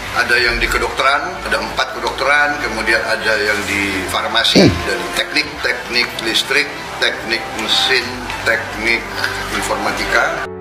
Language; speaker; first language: Indonesian; native; Indonesian